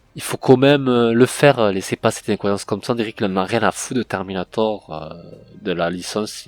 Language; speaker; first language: French; native; French